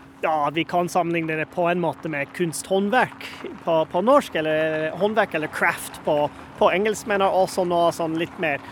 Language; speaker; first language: Norwegian; non-native, fluent; English